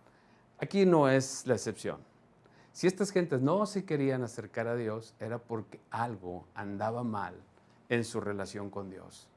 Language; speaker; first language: Spanish; native; Spanish